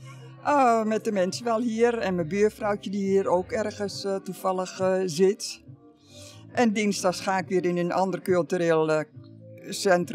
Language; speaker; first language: Dutch; native; Dutch